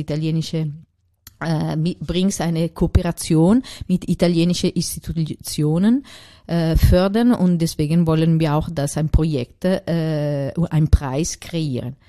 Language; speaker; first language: German; non-native, learner; Italian